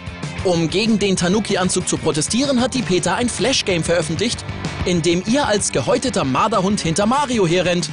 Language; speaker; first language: German; native; German